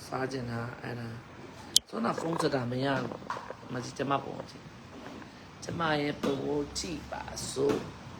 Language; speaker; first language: Burmese; native; Burmese